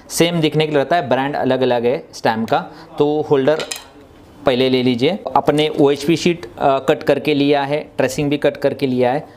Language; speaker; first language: Hindi; non-native, local second language; Marathi